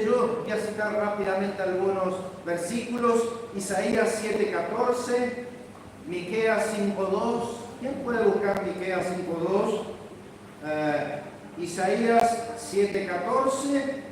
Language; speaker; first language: Spanish; native; Spanish